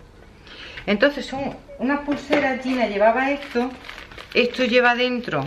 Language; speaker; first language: Spanish; native; Spanish